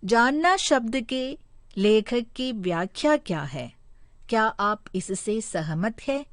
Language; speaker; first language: Hindi; non-native, local second language; Malayalam